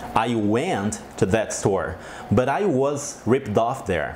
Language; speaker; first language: English; non-native, fluent; Portuguese